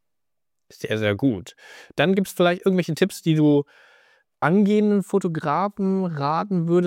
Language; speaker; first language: German; native; German